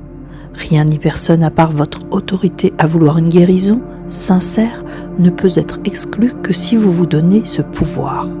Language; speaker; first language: French; native; French